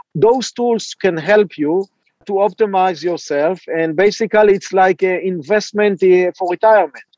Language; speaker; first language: English; non-native, fluent; Hebrew